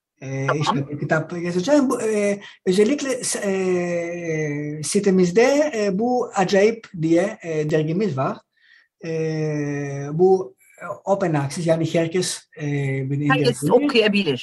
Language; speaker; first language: Turkish; non-native, learner; Greek